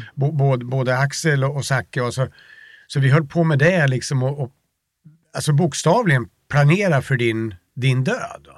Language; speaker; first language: Swedish; native; Swedish